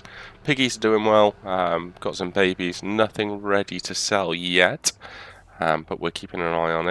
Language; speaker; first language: English; native; English